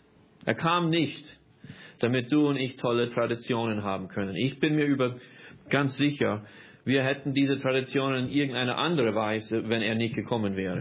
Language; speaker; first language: German; non-native, fluent; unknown